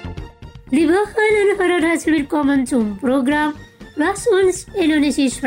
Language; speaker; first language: German; non-native, fluent; Indonesian